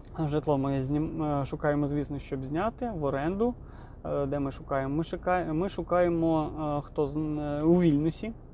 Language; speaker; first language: Ukrainian; non-native, local second language; Russian